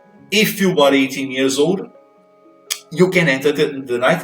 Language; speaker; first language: English; non-native, fluent; Portuguese